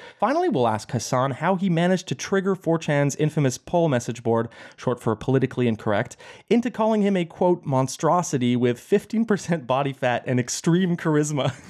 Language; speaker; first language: English; native; English